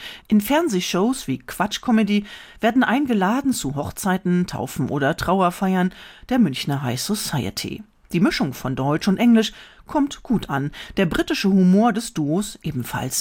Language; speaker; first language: German; native; German